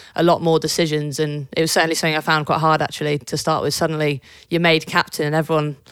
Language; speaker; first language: English; native; English